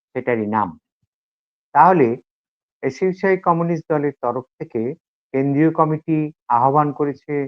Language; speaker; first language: Bangla; native; Bangla